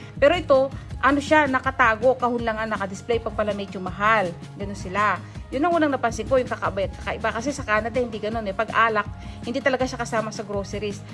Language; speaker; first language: Filipino; non-native, local second language; Pampanga